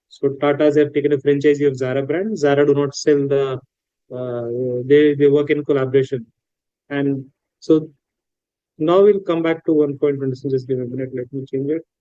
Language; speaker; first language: English; non-native, local second language; Hindi